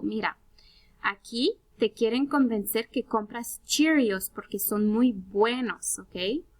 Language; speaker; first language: Spanish; early bilingual, heritage; Spanish